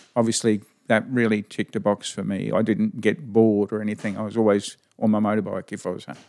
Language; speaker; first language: English; native; English